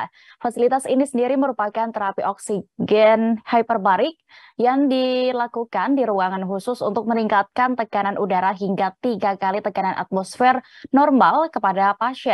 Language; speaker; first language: Indonesian; native; Indonesian